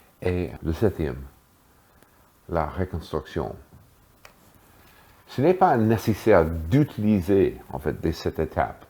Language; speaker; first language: French; non-native, fluent; English